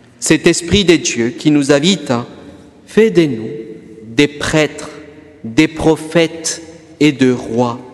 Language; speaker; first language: French; non-native, fluent; Spanish